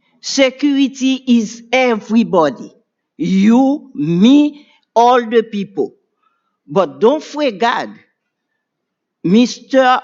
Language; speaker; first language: English; non-native, learner; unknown